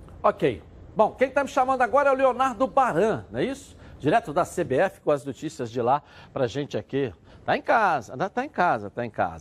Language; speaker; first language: Portuguese; native; Portuguese